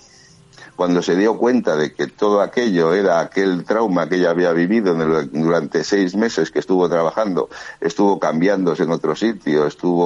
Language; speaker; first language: Spanish; native; Spanish